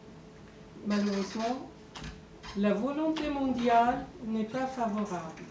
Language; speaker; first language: French; non-native, fluent; Persian